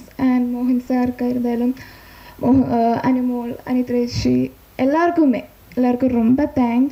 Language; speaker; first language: Tamil; non-native, learner; Malayalam